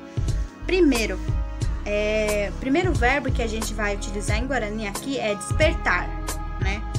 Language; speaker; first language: Portuguese; non-native, local second language; Guarani